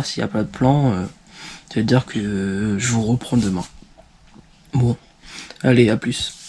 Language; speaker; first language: French; native; French